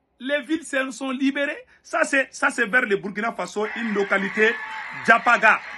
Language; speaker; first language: French; non-native, local second language; Bambara